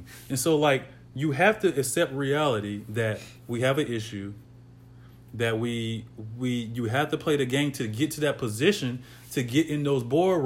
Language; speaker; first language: English; native; English